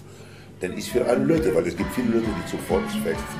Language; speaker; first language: German; non-native, fluent; Spanish